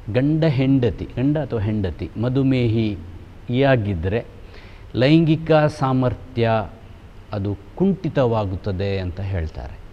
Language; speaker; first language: Kannada; non-native, local second language; Konkani